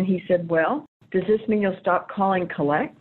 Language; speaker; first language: English; native; English